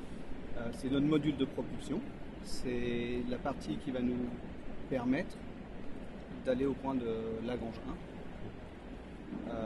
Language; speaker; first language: French; native; French